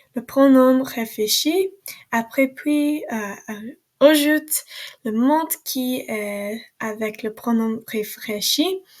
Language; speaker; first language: French; non-native, learner; English